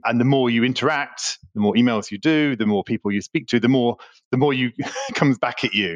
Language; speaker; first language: English; native; English